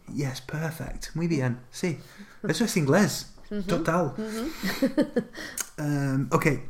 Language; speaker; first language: Spanish; non-native, fluent; English